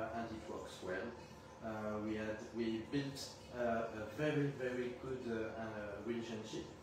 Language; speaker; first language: English; non-native, fluent; French